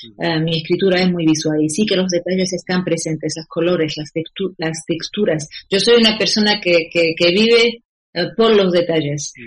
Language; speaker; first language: Spanish; non-native, fluent; Arabic